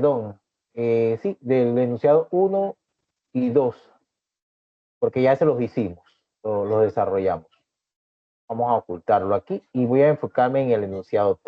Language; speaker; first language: Spanish; native; Spanish